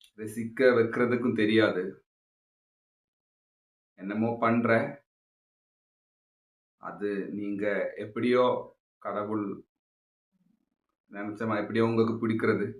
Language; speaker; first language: Tamil; non-native, local second language; Malayalam